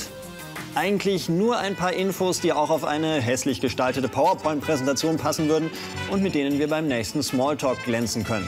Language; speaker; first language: German; native; German